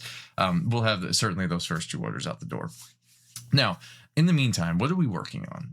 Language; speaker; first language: English; native; English